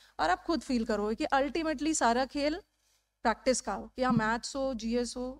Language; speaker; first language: Hindi; native; Hindi